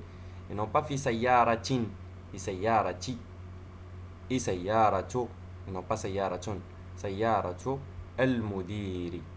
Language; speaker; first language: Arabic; non-native, fluent; French